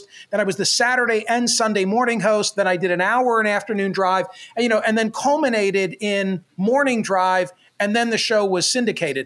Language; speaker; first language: English; native; English